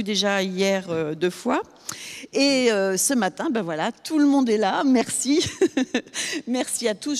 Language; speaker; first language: French; native; French